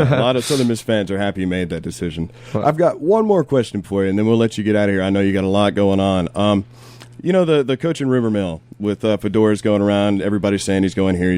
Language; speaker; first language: English; native; English